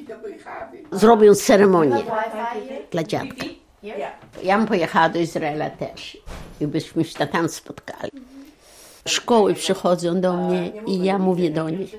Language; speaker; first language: Polish; non-native, local second language; Yiddish